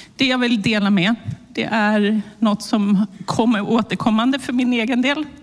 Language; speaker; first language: Swedish; early bilingual, other home language; Finnish